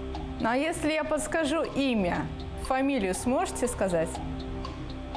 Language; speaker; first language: Russian; native; Russian